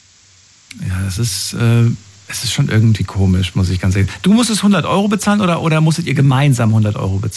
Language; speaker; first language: German; native; German